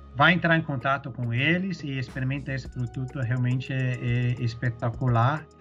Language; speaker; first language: Portuguese; non-native, fluent; Danish